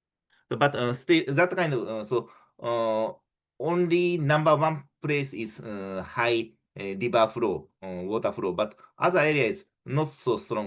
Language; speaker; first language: English; non-native, fluent; Japanese